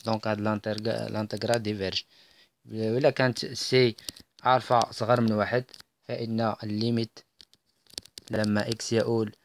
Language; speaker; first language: Arabic; native; Arabic